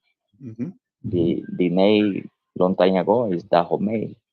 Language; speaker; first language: English; non-native, learner; Spanish